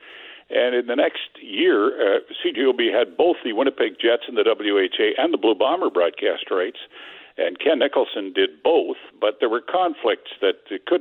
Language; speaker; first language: English; native; English